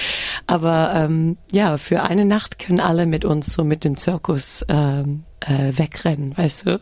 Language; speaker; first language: German; early bilingual, heritage; German